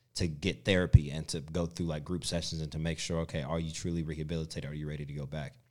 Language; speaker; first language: English; native; English